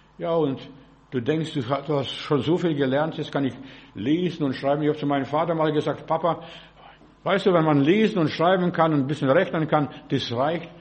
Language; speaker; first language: German; early bilingual, other home language; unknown